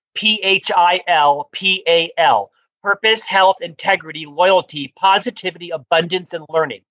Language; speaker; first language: English; native; English